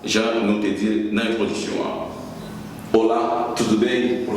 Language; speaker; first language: Portuguese; non-native, fluent; Haitian Creole